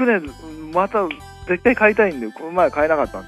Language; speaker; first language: Japanese; native; Japanese